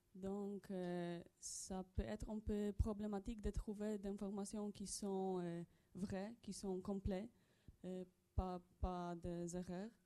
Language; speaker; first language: French; non-native, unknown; Polish